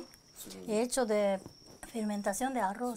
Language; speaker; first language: Spanish; non-native, learner; Japanese